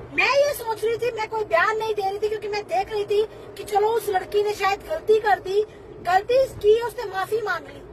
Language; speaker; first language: Hindi; native; Hindi